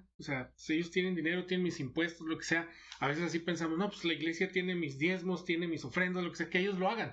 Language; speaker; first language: Spanish; native; Spanish